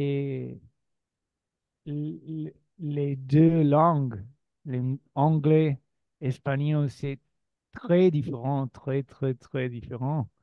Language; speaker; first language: French; non-native, learner; Spanish